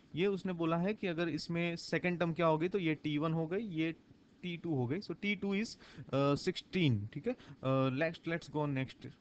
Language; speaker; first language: Hindi; non-native, local second language; Gujarati